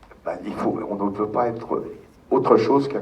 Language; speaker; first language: French; native; French